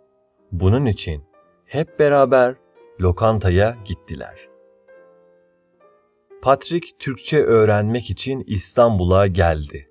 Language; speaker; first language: Turkish; non-native, fluent; Persian